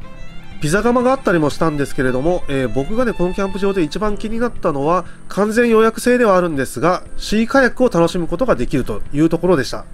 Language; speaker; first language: Japanese; native; Japanese